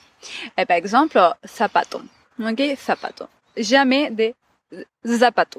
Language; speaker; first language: French; non-native, fluent; Spanish